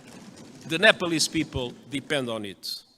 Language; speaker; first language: English; non-native, fluent; Portuguese